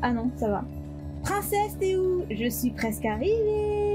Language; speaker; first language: French; native; French